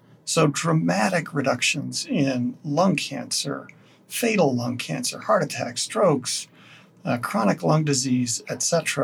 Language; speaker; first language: English; native; English